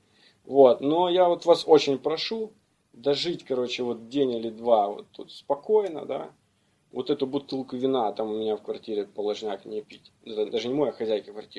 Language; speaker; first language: Russian; native; Russian